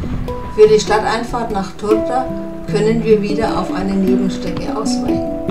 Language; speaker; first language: German; native; German